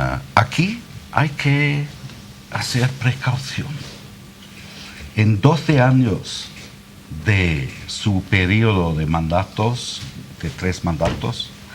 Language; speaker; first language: Spanish; non-native, fluent; German